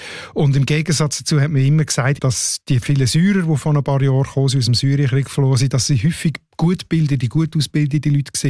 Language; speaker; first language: German; native; German